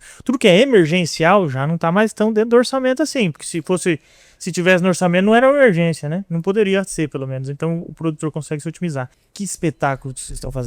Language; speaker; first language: Portuguese; native; Portuguese